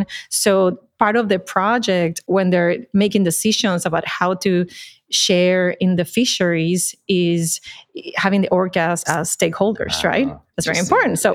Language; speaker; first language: English; non-native, fluent; Spanish